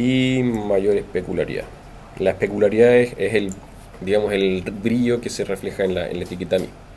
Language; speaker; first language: Spanish; native; Spanish